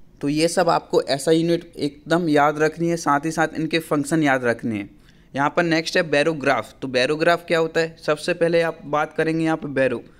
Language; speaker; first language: Hindi; native; Hindi